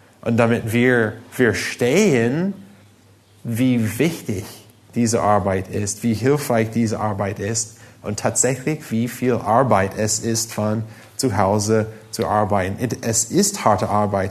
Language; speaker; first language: German; non-native, fluent; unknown